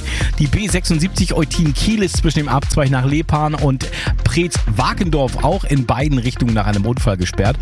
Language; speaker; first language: German; native; German